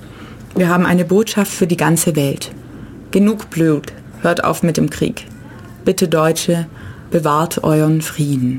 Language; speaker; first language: German; native; German